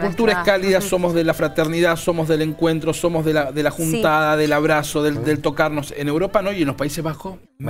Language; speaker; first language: Spanish; native; Spanish